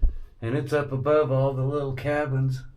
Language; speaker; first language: English; native; English